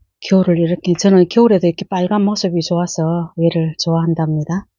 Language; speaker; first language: Korean; native; Korean